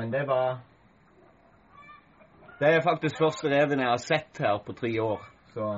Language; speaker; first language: Norwegian; native; Norwegian